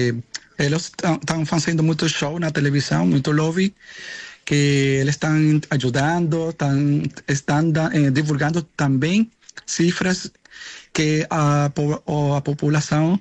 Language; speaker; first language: Portuguese; non-native, learner; Spanish